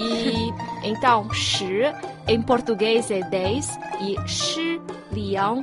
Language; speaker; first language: Portuguese; non-native, fluent; Chinese